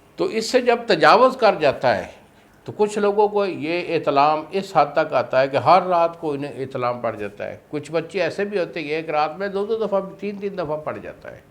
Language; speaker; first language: Urdu; non-native, local second language; Punjabi